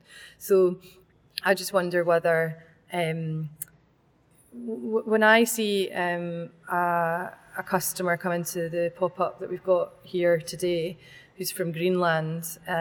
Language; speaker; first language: English; native; English